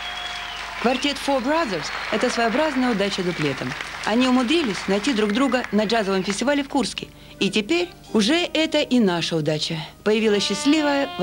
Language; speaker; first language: Russian; native; Russian